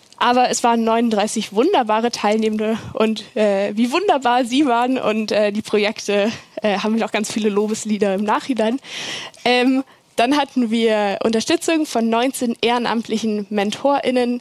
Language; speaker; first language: German; native; German